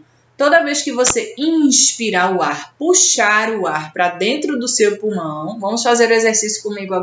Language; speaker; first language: Portuguese; native; Portuguese